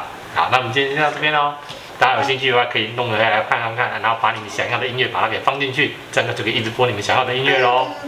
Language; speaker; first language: Chinese; native; Chinese